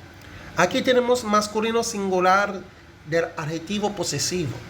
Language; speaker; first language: Spanish; non-native, fluent; Haitian Creole